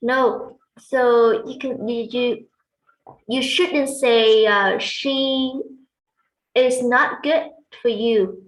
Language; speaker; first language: English; non-native, fluent; Vietnamese